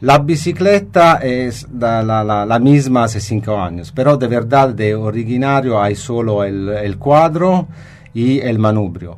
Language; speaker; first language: Spanish; non-native, fluent; Italian